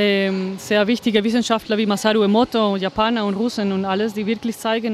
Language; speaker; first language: German; non-native, fluent; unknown